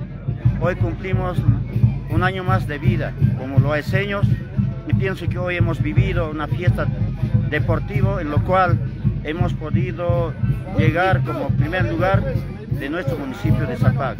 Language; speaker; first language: Spanish; non-native, local second language; Aymara